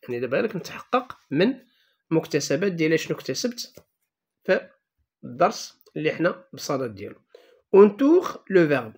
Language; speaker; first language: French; non-native, local second language; Arabic